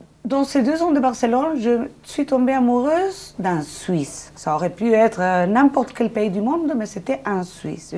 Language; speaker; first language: French; non-native, fluent; Spanish